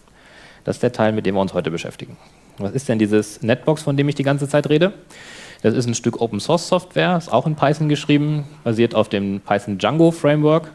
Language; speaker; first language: German; native; German